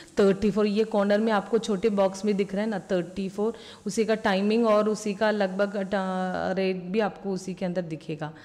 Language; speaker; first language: Hindi; non-native, local second language; Malayalam